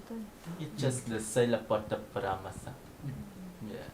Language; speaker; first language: English; non-native, learner; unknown